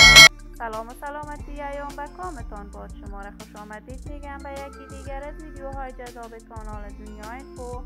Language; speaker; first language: Persian; native; Persian